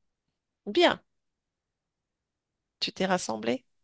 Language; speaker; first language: French; native; French